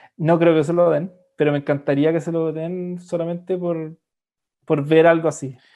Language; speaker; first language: Spanish; native; Spanish